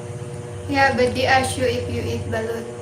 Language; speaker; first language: English; non-native, local second language; Filipino